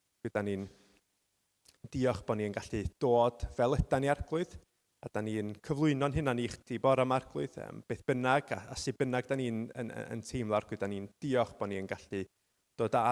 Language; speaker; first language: Welsh; native; Welsh